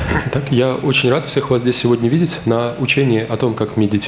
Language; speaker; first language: Russian; native; Russian